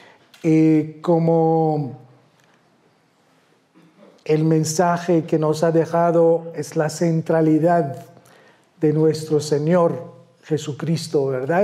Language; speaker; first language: Spanish; non-native, fluent; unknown